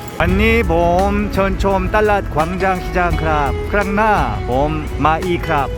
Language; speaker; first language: Thai; non-native, learner; Korean